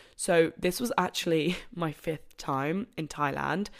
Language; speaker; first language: English; native; English